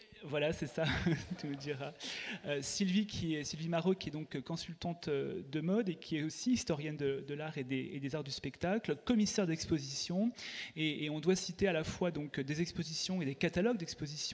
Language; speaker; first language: French; native; French